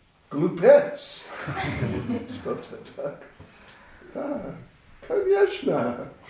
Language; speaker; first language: Russian; non-native, learner; English